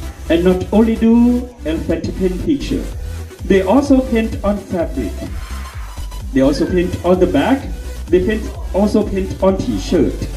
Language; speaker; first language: English; non-native, fluent; Thai